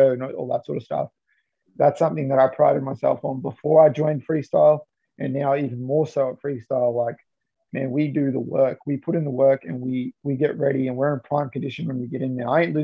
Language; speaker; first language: English; native; English